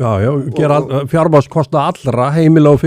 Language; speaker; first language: Icelandic; native; Icelandic